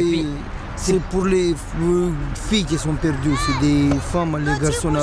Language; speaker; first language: French; non-native, learner; Romanian